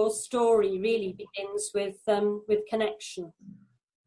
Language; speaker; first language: English; native; English